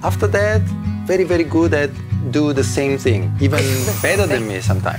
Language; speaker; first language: English; non-native, fluent; Italian